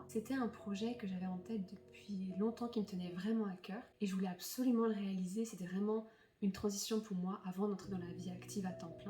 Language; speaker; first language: French; native; French